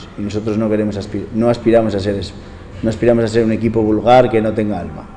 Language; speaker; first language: Spanish; native; Spanish